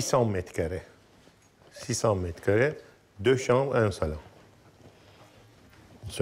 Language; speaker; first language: French; non-native, learner; Turkish